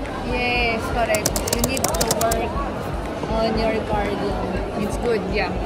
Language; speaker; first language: English; non-native, local second language; Filipino